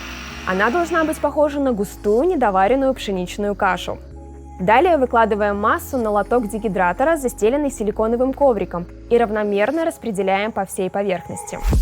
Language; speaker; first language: Russian; native; Russian